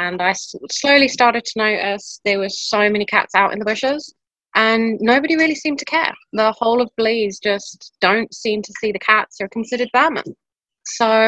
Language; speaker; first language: English; native; English